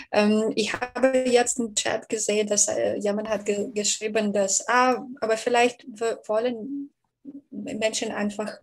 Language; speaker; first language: German; non-native, fluent; Belarusian